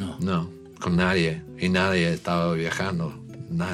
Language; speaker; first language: Spanish; non-native, learner; English